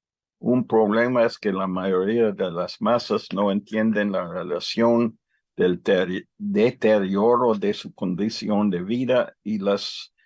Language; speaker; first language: Spanish; non-native, learner; English